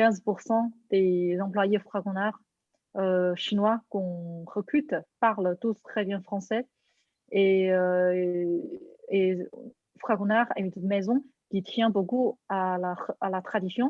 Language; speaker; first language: French; non-native, fluent; Chinese